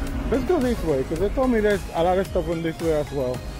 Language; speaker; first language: English; native; English